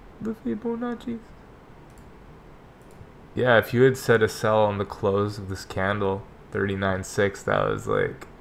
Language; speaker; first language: English; native; English